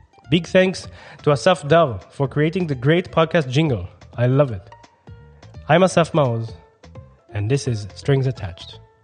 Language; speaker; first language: English; non-native, fluent; Hebrew